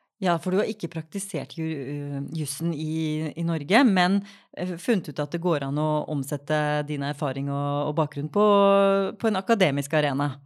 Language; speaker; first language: Norwegian; native; Norwegian